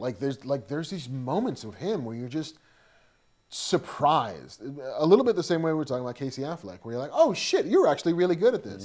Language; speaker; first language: English; native; English